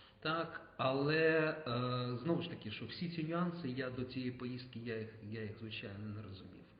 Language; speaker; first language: Ukrainian; native; Ukrainian